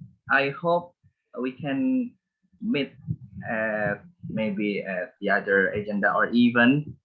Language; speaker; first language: English; non-native, learner; Indonesian